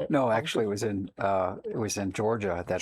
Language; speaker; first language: English; native; English